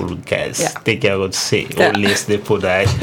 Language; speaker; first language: Danish; non-native, fluent; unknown